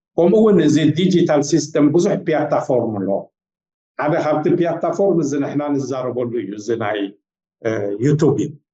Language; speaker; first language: Tigrinya; native; Tigrinya